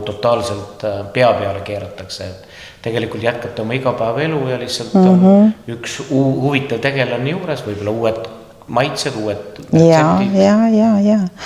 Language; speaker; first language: Estonian; native; Estonian